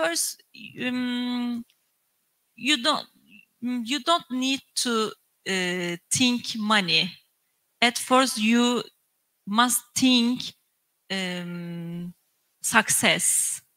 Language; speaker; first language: English; non-native, learner; Turkish